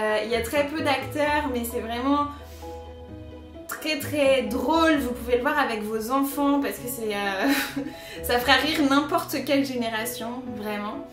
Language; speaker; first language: French; native; French